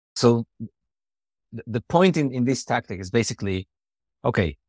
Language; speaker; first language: English; non-native, fluent; Hebrew